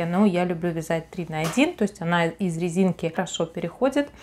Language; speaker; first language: Russian; native; Russian